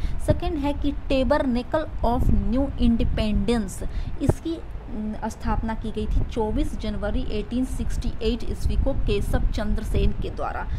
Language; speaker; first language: Hindi; native; Hindi